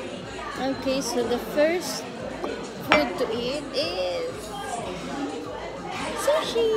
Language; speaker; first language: English; non-native, fluent; Filipino